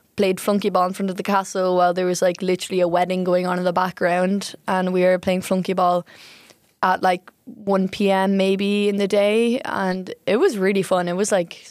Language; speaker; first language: English; native; English